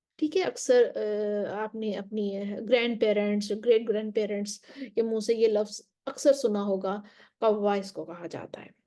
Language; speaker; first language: Urdu; native; Urdu